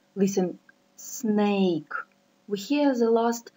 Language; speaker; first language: English; non-native, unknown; Ukrainian